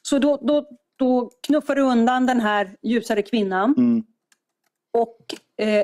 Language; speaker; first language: Swedish; native; Swedish